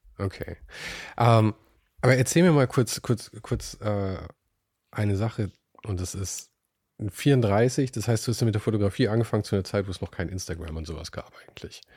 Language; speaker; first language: German; native; German